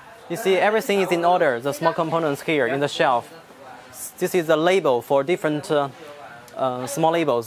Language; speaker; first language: English; non-native, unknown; Chinese